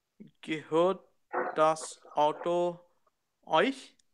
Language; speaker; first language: German; non-native, learner; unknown